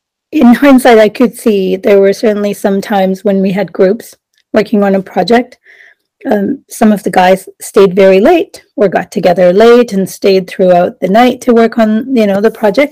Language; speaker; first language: English; non-native, local second language; Sinhala